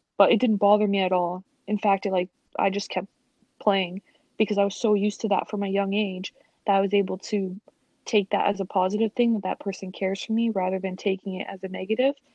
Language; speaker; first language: English; early bilingual, other home language; Spanish